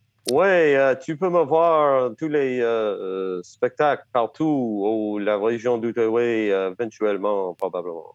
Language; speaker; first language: French; non-native, fluent; English